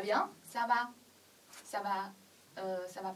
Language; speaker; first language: French; non-native, fluent; Chinese